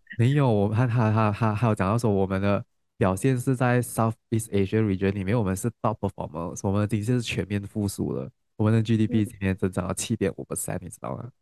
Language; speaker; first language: Chinese; native; Chinese